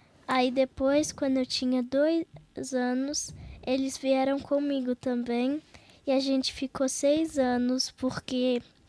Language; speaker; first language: Portuguese; early bilingual, heritage; Portuguese